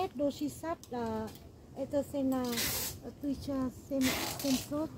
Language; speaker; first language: Russian; non-native, learner; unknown